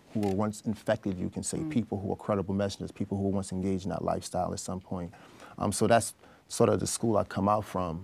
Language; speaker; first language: English; native; English